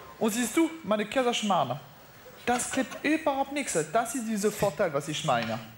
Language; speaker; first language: German; non-native, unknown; French